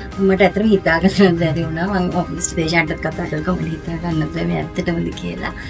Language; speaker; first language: Sinhala; native; Sinhala